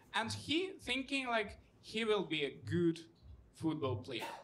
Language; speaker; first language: English; non-native, fluent; Russian